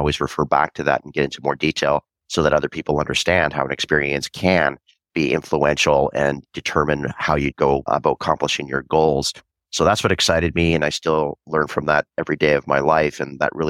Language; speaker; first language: English; native; English